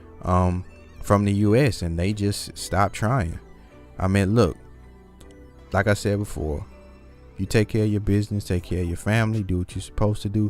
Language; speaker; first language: English; native; English